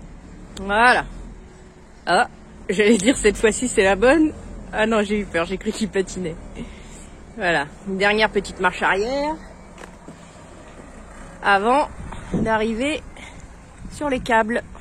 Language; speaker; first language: French; native; French